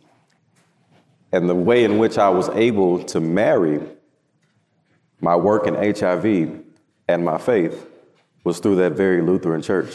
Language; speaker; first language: English; native; English